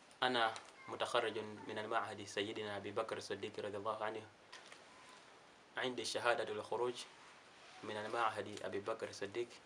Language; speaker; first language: Arabic; non-native, learner; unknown